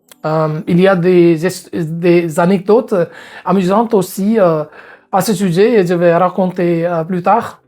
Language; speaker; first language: French; non-native, fluent; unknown